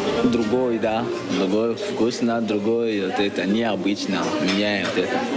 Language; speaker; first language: Russian; non-native, learner; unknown